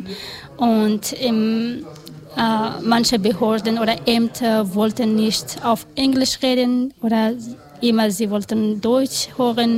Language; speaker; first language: German; non-native, learner; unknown